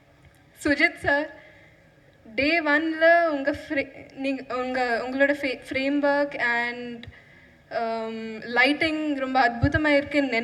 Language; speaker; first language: Tamil; non-native, fluent; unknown